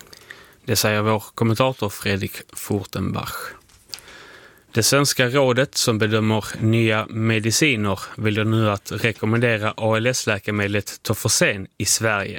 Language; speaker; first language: Swedish; native; Swedish